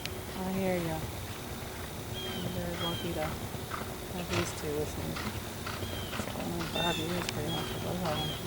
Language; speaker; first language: English; native; English